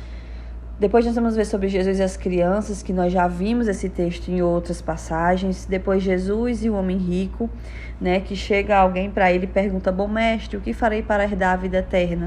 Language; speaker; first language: Portuguese; native; Portuguese